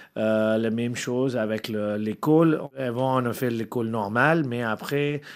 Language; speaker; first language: French; non-native, learner; Arabic